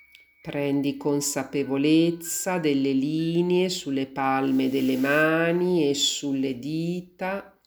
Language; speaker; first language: Italian; native; Italian